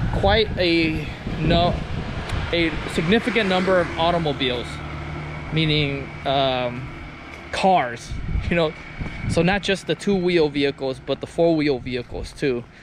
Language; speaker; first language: English; early bilingual, other home language; Vietnamese